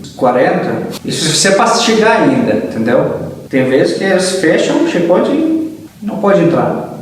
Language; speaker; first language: Portuguese; early bilingual, heritage; Arabic